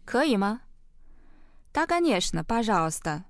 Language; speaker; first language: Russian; non-native, fluent; Chinese